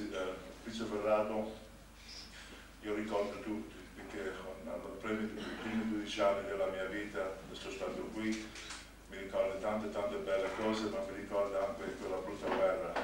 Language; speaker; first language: Italian; non-native, local second language; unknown